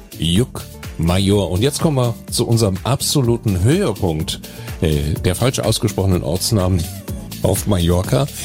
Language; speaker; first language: German; native; German